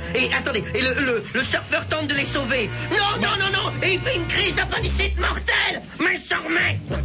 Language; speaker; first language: French; native; French